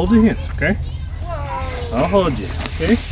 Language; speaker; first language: English; native; English